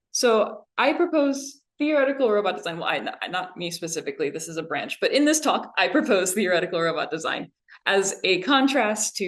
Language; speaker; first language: English; native; English